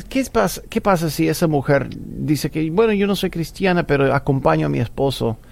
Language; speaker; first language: Spanish; non-native, fluent; English